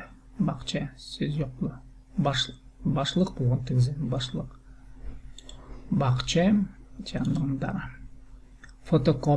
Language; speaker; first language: Turkish; non-native, learner; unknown